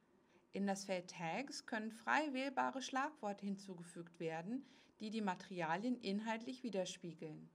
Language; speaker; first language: German; native; German